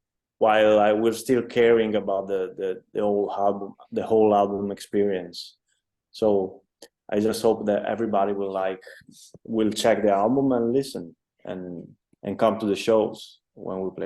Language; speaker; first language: English; non-native, fluent; Italian